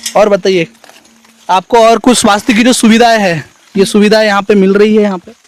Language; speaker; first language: Hindi; non-native, local second language; Marathi